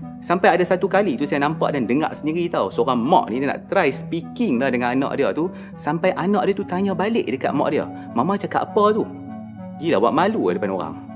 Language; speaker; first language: Malay; native; Malay